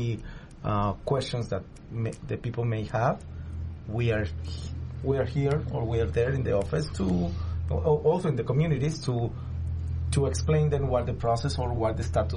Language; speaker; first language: English; non-native, fluent; Spanish